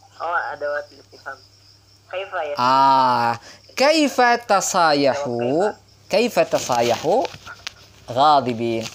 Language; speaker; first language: Arabic; non-native, fluent; Indonesian